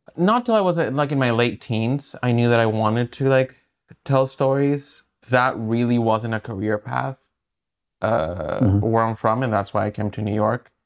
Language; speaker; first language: English; non-native, fluent; Spanish